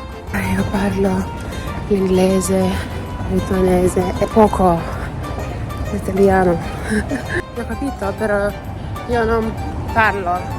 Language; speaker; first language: Italian; non-native, learner; Lithuanian